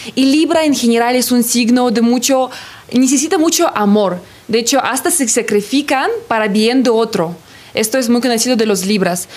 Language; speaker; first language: Spanish; non-native, fluent; Russian